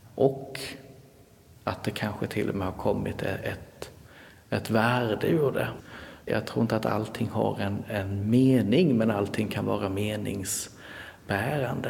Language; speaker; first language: Swedish; native; Swedish